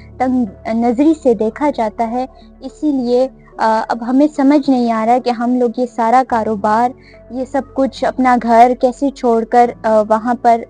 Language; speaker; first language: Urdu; non-native, local second language; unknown